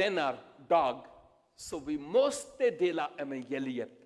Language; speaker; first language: Swedish; non-native, learner; Urdu